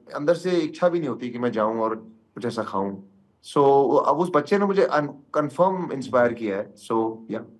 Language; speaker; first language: Hindi; native; Hindi